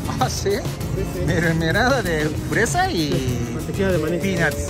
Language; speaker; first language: Spanish; non-native, learner; Japanese